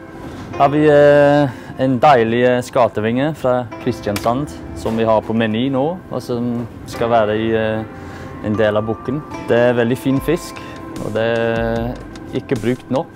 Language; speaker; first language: Norwegian; non-native, fluent; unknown